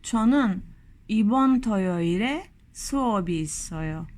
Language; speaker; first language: Korean; non-native, learner; Turkish